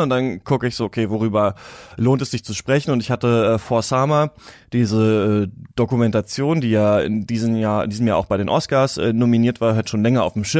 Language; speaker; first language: German; native; German